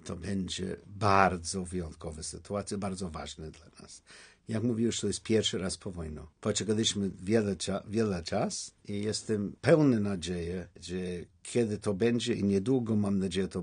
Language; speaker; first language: Polish; non-native, learner; English